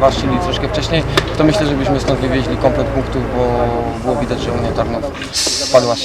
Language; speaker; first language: Polish; native; Polish